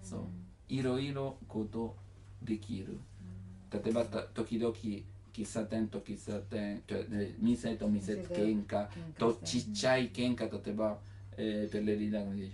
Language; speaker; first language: Japanese; non-native, learner; Italian